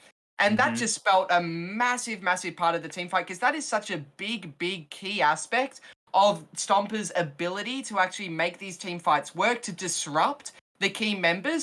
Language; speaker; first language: English; native; English